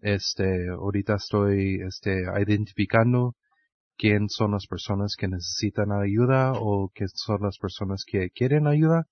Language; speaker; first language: Spanish; early bilingual, heritage; Spanish